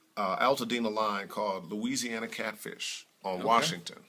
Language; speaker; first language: English; native; English